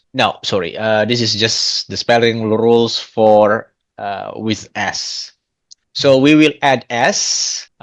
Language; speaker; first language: English; non-native, fluent; Indonesian